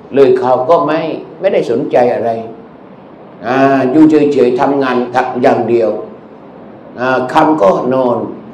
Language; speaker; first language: Thai; non-native, local second language; Malay